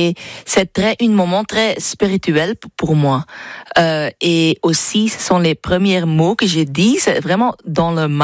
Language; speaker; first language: French; non-native, learner; English